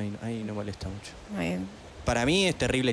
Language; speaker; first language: Spanish; native; Spanish